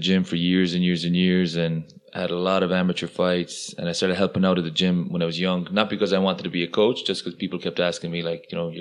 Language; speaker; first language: English; non-native, local second language; Irish